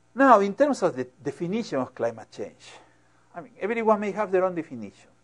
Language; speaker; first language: English; non-native, fluent; Spanish